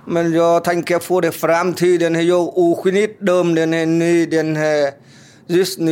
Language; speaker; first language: Swedish; non-native, learner; Vietnamese